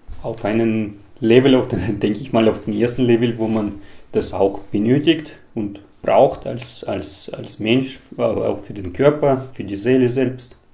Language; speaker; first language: German; non-native, fluent; Russian